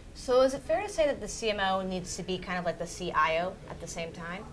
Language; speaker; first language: English; native; English